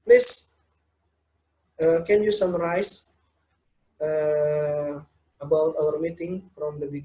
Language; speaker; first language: English; non-native, learner; Indonesian